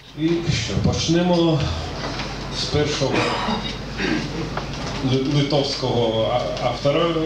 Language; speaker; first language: Ukrainian; non-native, learner; Lithuanian